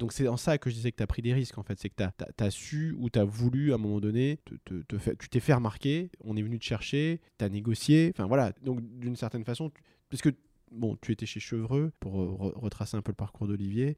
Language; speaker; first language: French; native; French